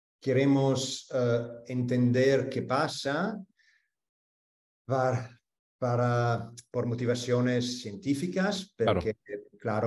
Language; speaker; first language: Spanish; non-native, fluent; Italian